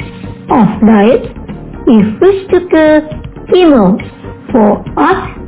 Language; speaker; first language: German; non-native, fluent; Indonesian